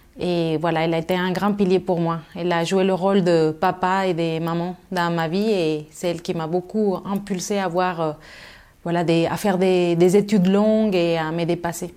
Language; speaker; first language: French; non-native, fluent; Spanish